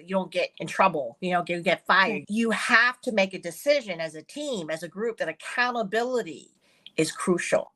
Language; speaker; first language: English; early bilingual, other home language; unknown